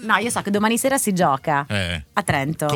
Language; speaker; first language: Italian; native; Italian